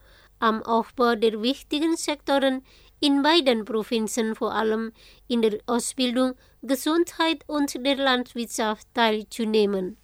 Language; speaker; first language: German; non-native, fluent; Indonesian